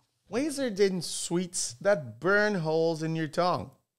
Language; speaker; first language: English; non-native, fluent; Portuguese